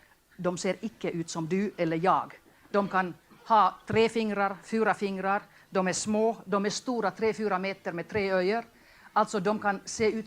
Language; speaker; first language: Swedish; non-native, local second language; Finnish